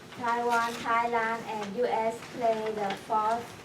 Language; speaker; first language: English; non-native, fluent; Vietnamese